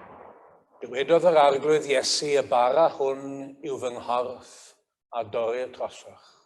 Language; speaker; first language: Welsh; native; Welsh